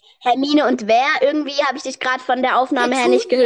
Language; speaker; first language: German; native; German